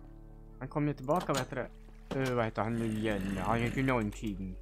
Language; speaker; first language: Swedish; native; Swedish